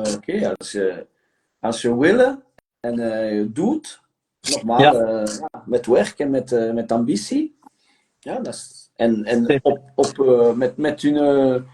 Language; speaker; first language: Dutch; non-native, local second language; French